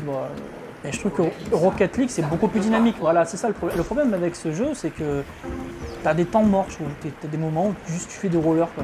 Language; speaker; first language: French; native; French